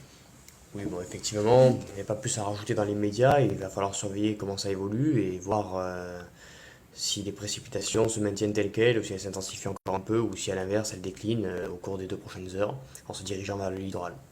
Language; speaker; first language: French; native; French